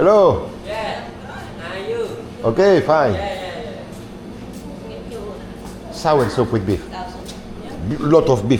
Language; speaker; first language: English; non-native, learner; Polish